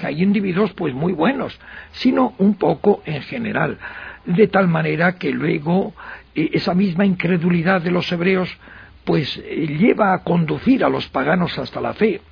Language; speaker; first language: Spanish; native; Spanish